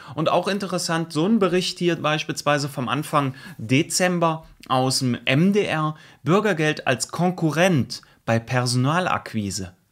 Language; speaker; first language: German; native; German